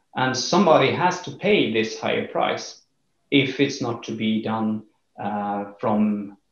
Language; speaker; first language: English; non-native, fluent; Swedish